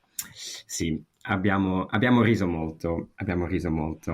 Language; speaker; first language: Italian; non-native, learner; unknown